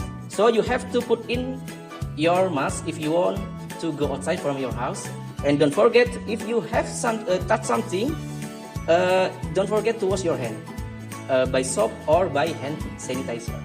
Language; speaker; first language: English; non-native, learner; Indonesian